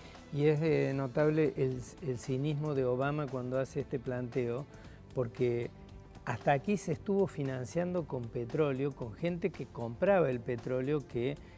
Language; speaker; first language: Spanish; native; Spanish